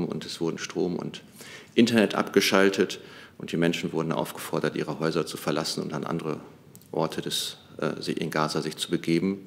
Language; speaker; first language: German; native; German